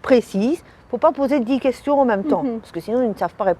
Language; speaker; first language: French; native; French